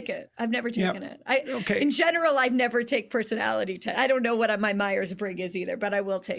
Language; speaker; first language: English; native; English